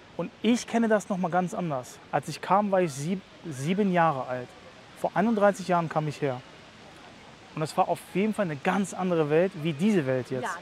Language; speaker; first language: German; early bilingual, other home language; Russian